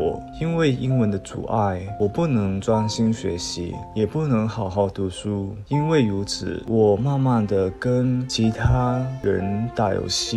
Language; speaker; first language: Chinese; early bilingual, other home language; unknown